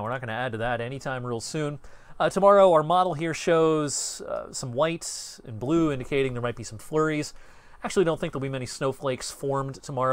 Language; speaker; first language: English; native; English